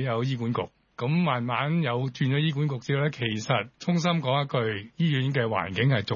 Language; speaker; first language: Cantonese; native; Cantonese